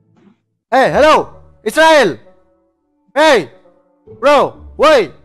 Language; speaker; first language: English; non-native, learner; Malay